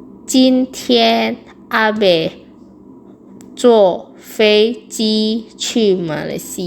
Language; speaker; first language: Chinese; non-native, fluent; Indonesian